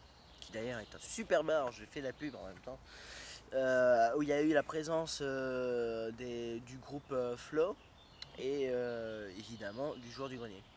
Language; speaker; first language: French; native; French